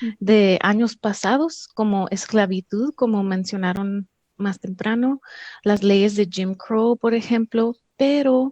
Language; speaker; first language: Spanish; early bilingual, heritage; English